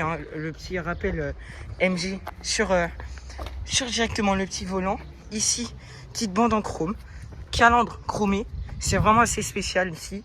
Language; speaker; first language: French; native; French